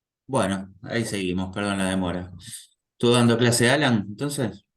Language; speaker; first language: Spanish; native; Spanish